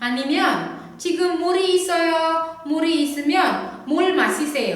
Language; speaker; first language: Korean; non-native, fluent; Indonesian